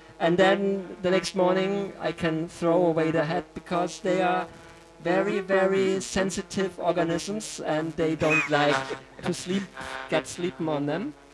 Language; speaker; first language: English; non-native, fluent; German